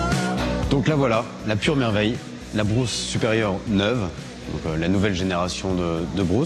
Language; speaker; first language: French; native; French